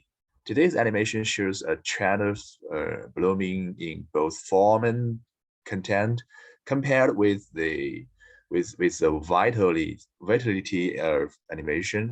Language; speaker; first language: English; non-native, learner; Chinese